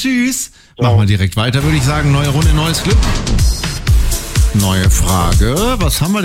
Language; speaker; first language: German; native; German